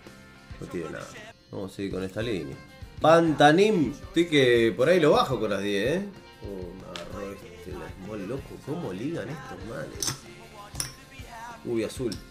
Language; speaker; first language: Spanish; native; Spanish